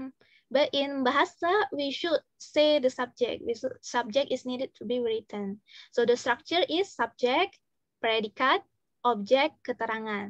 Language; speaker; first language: English; non-native, fluent; Indonesian